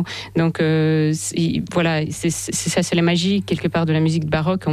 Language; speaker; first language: French; non-native, fluent; Russian